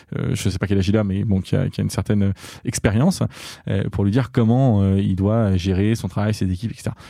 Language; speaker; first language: French; native; French